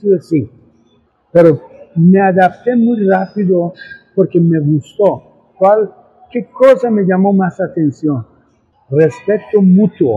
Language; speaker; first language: Spanish; non-native, fluent; Persian